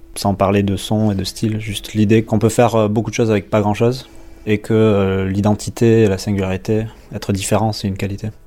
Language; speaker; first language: French; native; French